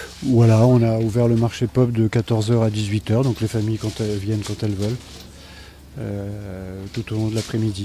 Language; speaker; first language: French; native; French